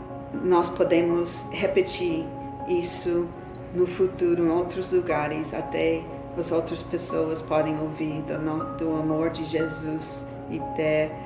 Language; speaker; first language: Portuguese; non-native, fluent; English